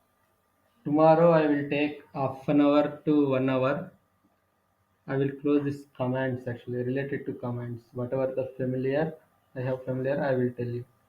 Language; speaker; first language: English; non-native, local second language; Telugu